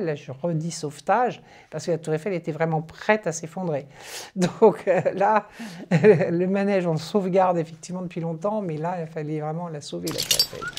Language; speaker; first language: French; native; French